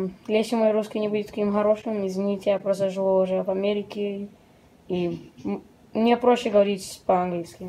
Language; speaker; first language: Russian; early bilingual, heritage; Russian